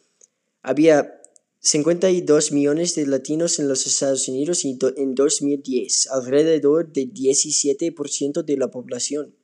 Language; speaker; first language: Spanish; non-native, learner; English